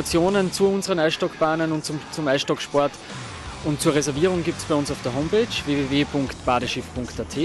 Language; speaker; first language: German; native; German